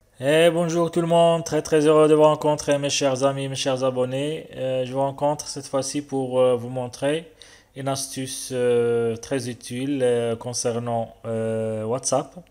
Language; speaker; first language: French; non-native, local second language; Arabic